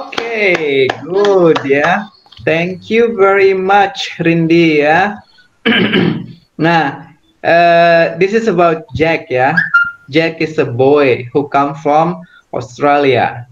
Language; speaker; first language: English; non-native, fluent; Indonesian